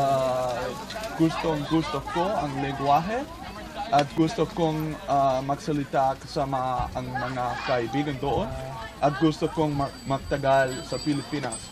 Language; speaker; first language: Filipino; non-native, learner; Dutch